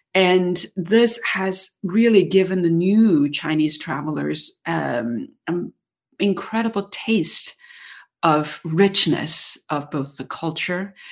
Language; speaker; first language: English; non-native, fluent; Chinese